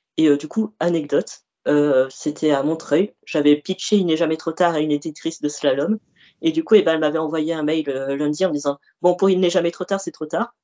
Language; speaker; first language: French; early bilingual, other home language; Arabic